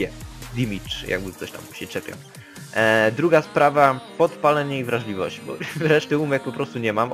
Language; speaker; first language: Polish; native; Polish